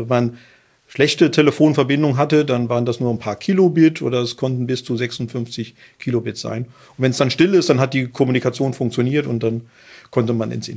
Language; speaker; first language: German; native; German